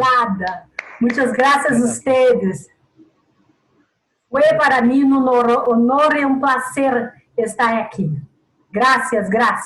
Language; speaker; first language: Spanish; non-native, learner; Portuguese